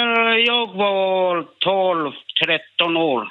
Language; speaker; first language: Swedish; non-native, learner; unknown